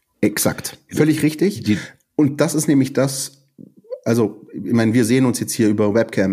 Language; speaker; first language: German; native; German